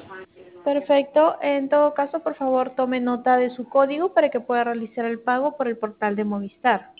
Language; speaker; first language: Spanish; native; Spanish